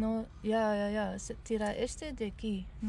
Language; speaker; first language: Portuguese; non-native, learner; Dutch